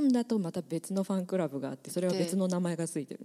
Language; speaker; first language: Japanese; native; Japanese